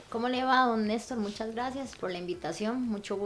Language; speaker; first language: Spanish; native; Spanish